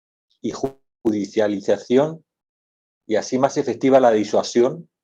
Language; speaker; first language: Spanish; native; Spanish